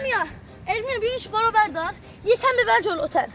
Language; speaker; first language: Persian; native; Persian